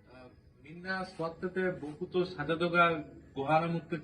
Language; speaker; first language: Japanese; non-native, learner; Bangla